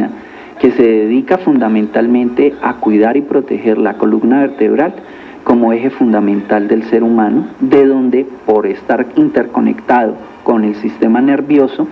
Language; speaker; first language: Spanish; native; Spanish